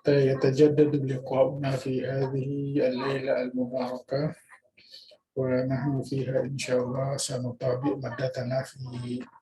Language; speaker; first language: Arabic; non-native, fluent; Indonesian